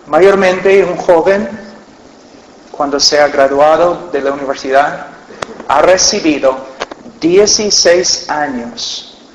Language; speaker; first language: Spanish; non-native, fluent; English